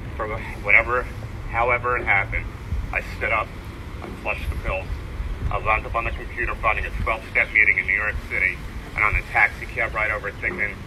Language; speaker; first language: English; native; English